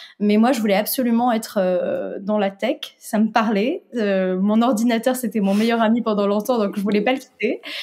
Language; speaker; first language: French; non-native, local second language; Arabic